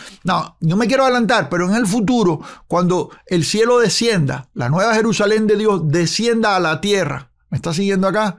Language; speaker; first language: Spanish; native; Spanish